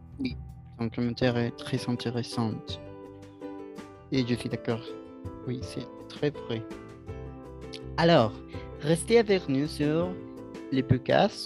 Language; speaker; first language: French; non-native, learner; Spanish